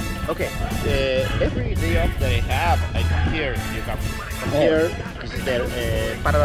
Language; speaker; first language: English; non-native, learner; Spanish